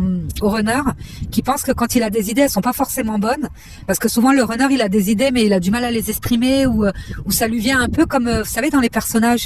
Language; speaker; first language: French; native; French